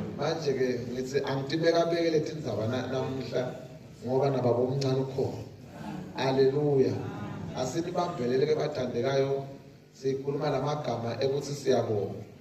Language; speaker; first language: Zulu; non-native, local second language; Swati